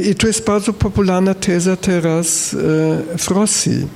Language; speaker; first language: Polish; non-native, fluent; German